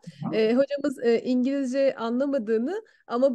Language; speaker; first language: Turkish; native; Turkish